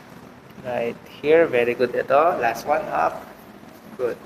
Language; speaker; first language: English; non-native, local second language; Filipino